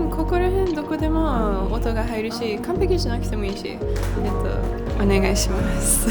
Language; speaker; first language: Japanese; non-native, fluent; English